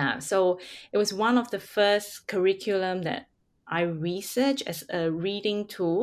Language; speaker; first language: English; non-native, local second language; Hakka Chinese